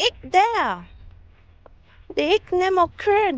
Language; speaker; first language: Danish; non-native, learner; Filipino